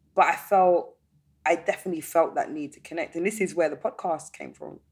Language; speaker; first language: English; native; English